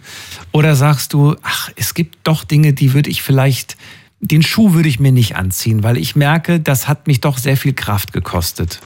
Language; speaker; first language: German; native; German